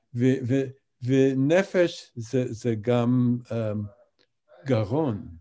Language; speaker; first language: Hebrew; non-native, fluent; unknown